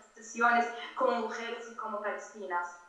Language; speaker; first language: Spanish; non-native, fluent; Arabic